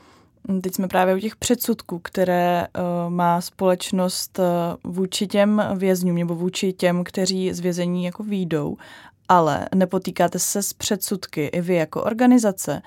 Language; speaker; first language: Czech; native; Czech